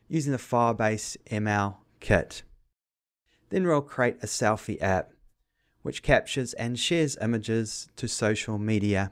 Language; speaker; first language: English; native; English